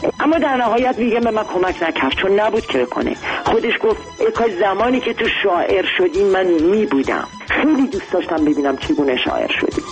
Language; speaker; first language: Persian; non-native, local second language; Armenian